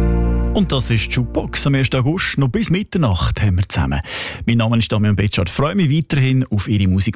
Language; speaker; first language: German; native; German